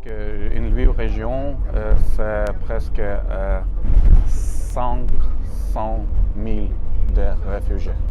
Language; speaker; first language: French; non-native, fluent; Ukrainian